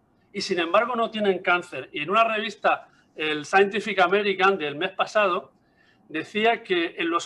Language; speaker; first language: Spanish; native; Spanish